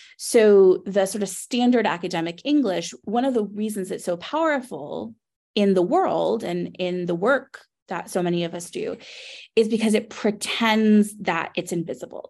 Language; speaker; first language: English; native; English